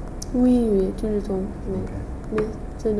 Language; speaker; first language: French; non-native, fluent; English